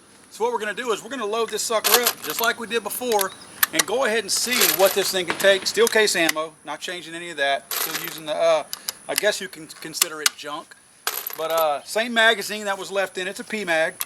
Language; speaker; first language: English; native; English